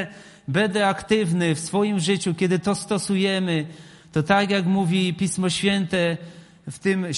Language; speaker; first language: Polish; native; Polish